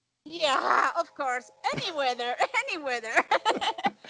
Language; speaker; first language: English; non-native, learner; Spanish